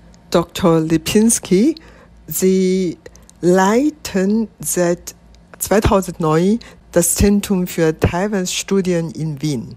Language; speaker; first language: German; non-native, fluent; Chinese